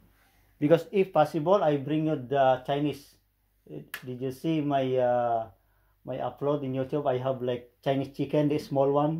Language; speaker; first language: English; non-native, local second language; Filipino